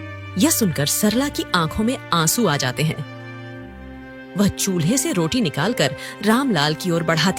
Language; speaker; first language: Hindi; native; Hindi